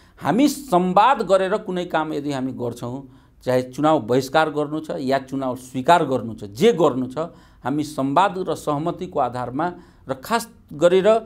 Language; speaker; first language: Nepali; non-native, local second language; Maithili